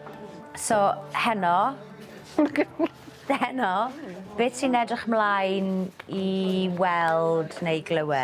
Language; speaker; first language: Welsh; native; Welsh